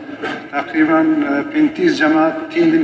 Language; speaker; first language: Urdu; non-native, local second language; Pashto